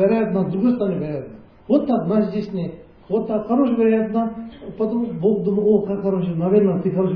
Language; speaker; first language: Russian; non-native, learner; Tibetan